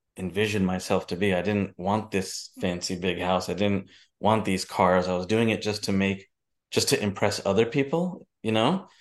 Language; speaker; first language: English; native; English